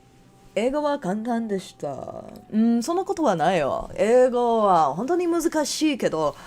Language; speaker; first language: Japanese; non-native, learner; English